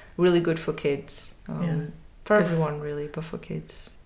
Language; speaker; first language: English; non-native, fluent; Portuguese